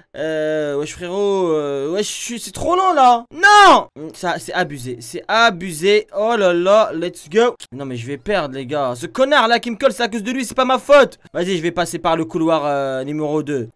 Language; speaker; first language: French; native; French